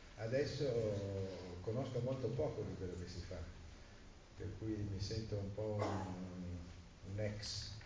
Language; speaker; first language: Italian; native; Italian